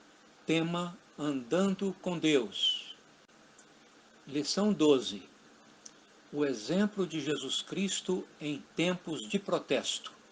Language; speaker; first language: Portuguese; native; Portuguese